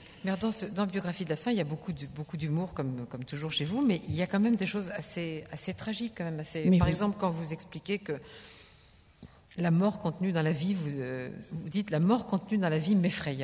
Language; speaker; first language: French; native; French